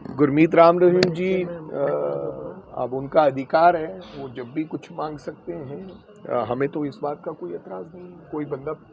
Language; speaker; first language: Hindi; non-native, local second language; Punjabi